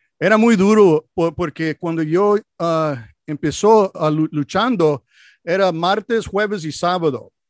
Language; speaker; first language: Spanish; non-native, learner; English